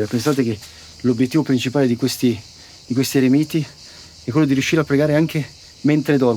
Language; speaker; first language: Italian; native; Italian